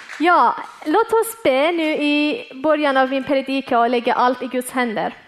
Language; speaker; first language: Swedish; early bilingual, other home language; Persian